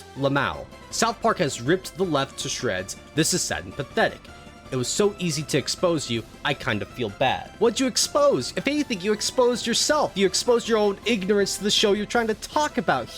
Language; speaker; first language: English; native; English